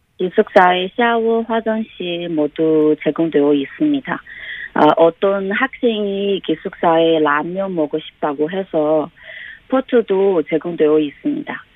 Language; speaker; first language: Korean; non-native, fluent; Chinese